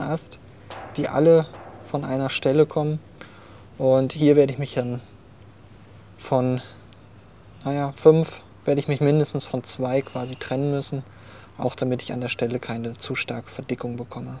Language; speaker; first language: German; native; German